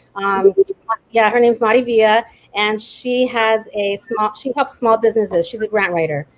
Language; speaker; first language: English; native; English